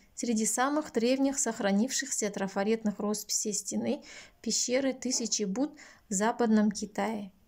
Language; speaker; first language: Russian; non-native, local second language; Kazakh